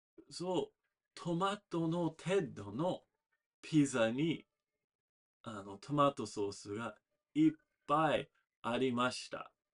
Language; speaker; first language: Japanese; non-native, fluent; English